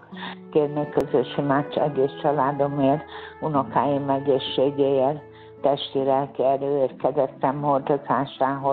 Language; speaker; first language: Hungarian; native; Hungarian